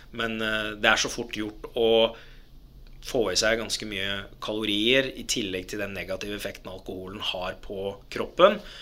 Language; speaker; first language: Norwegian; early bilingual, other home language; Arabic